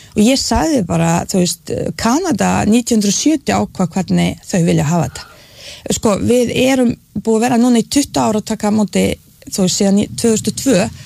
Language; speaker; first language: Icelandic; non-native, fluent; Bosnian